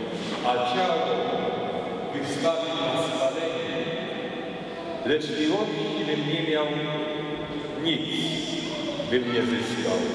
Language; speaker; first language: Polish; native; Polish